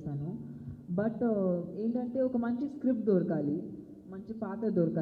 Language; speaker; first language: Telugu; non-native, fluent; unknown